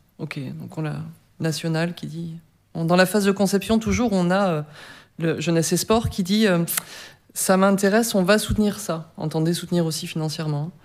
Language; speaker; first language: French; native; French